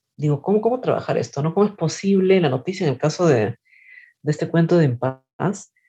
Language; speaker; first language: Spanish; native; Spanish